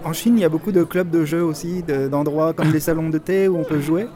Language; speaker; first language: French; native; French